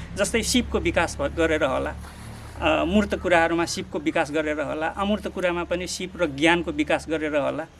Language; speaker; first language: Nepali; non-native, local second language; Dangaura Tharu